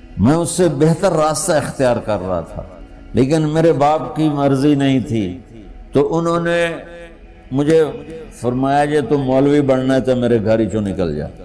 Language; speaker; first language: Urdu; non-native, local second language; Punjabi